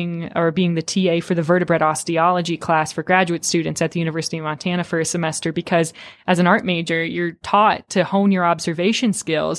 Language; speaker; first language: English; native; English